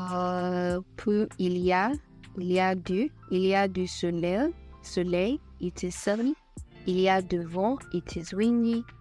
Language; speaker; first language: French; non-native, learner; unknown